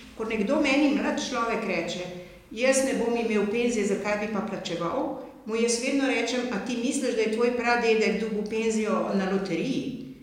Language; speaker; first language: Slovenian; native; Slovenian